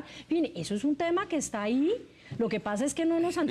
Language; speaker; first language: Spanish; native; Spanish